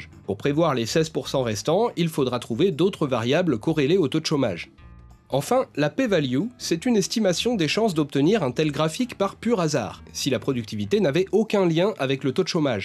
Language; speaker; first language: French; native; French